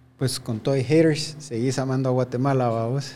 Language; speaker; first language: Spanish; native; Spanish